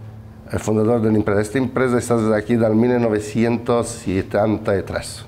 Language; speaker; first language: Spanish; non-native, learner; Italian